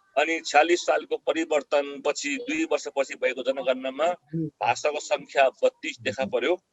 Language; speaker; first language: Nepali; non-native, local second language; Eastern Tamang